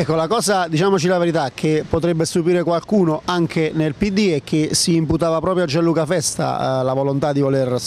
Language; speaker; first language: Italian; native; Italian